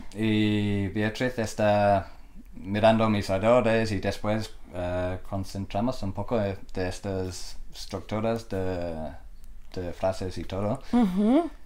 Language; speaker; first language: Spanish; non-native, learner; English